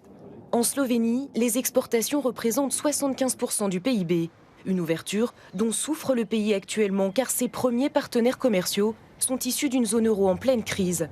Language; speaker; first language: French; native; French